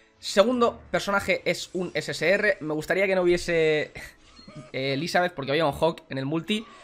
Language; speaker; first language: Spanish; native; Spanish